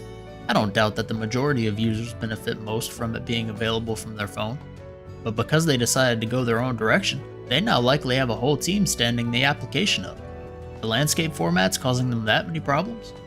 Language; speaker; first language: English; native; English